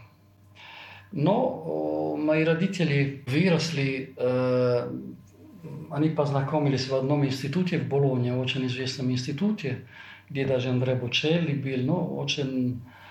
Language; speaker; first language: Russian; non-native, fluent; Italian